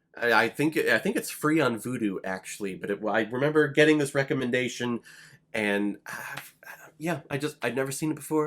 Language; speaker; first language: English; native; English